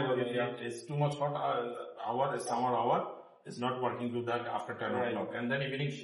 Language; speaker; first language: English; non-native, learner; Bangla